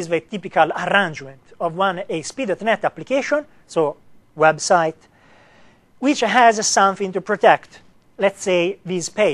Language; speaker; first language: English; non-native, fluent; Italian